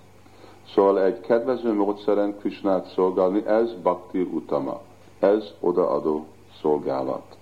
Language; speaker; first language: Hungarian; early bilingual, heritage; Hungarian